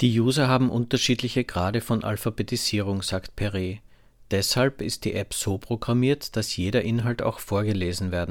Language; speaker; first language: German; native; German